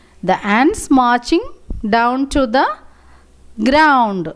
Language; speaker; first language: English; non-native, local second language; Malayalam